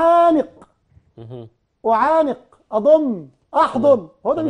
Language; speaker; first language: Arabic; native; Arabic